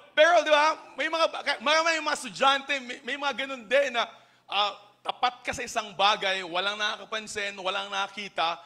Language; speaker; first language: Filipino; native; Filipino